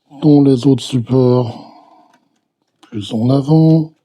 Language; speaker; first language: French; native; French